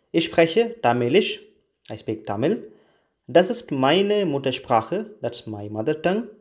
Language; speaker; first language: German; non-native, learner; Tamil